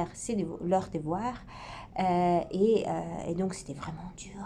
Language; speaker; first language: French; non-native, fluent; Italian